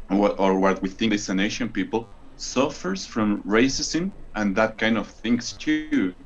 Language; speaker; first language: English; non-native, learner; Spanish